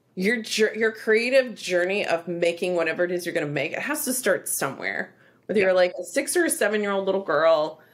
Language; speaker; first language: English; native; English